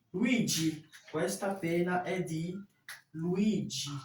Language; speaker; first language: Italian; non-native, fluent; French